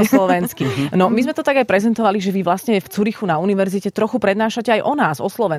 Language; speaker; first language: Slovak; native; Slovak